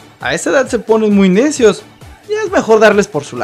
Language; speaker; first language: Spanish; native; Spanish